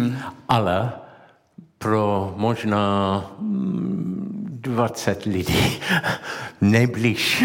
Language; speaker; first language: Czech; non-native, learner; English